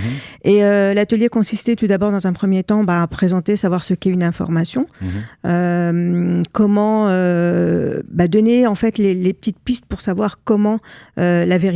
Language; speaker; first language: French; native; French